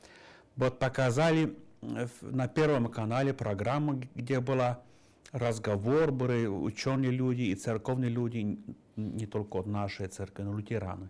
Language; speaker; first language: Russian; non-native, fluent; Finnish